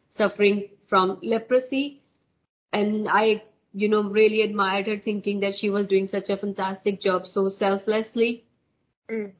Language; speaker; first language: English; non-native, local second language; Hindi